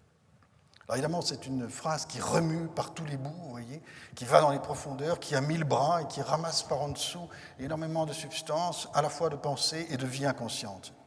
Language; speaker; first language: French; native; French